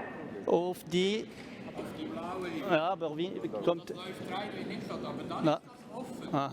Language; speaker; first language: German; non-native, local second language; French